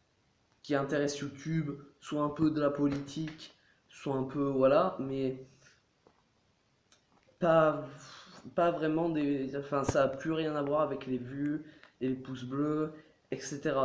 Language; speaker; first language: French; native; French